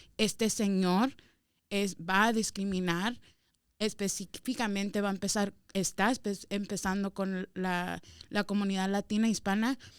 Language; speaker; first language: Spanish; early bilingual, heritage; Spanish